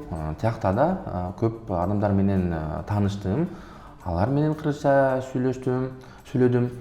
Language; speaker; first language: Kyrgyz; non-native, local second language; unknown